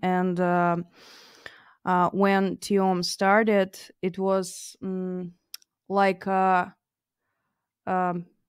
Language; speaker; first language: English; non-native, fluent; Russian